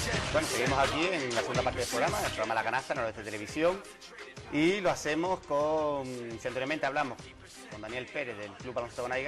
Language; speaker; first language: Spanish; native; Spanish